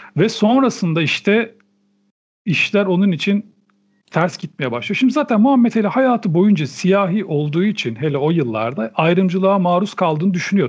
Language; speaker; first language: Turkish; native; Turkish